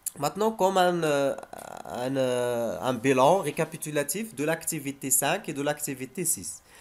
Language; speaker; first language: French; non-native, local second language; Arabic